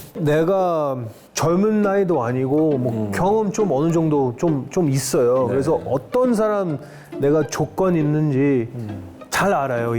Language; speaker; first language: Korean; non-native, fluent; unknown